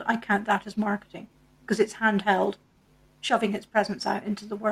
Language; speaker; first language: English; native; English